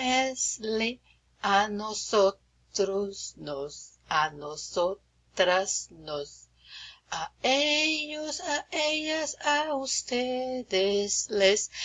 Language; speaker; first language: Spanish; non-native, fluent; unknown